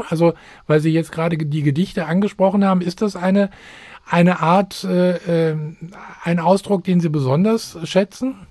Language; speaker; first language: German; native; German